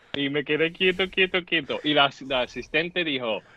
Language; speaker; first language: Spanish; non-native, fluent; English